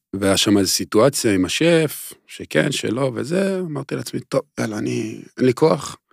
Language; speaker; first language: Hebrew; native; Hebrew